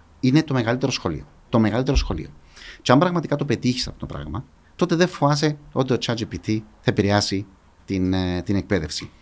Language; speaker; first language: Greek; native; Greek